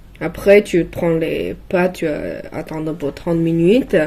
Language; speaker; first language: French; non-native, learner; Chinese